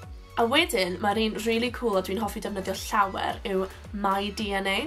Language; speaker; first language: Welsh; non-native, local second language; English